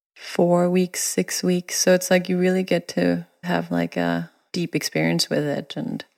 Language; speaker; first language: English; non-native, fluent; Danish